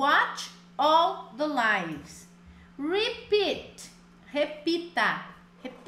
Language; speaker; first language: English; non-native, fluent; Portuguese